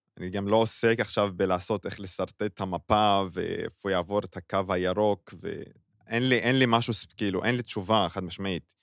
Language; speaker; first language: Hebrew; non-native, local second language; Arabic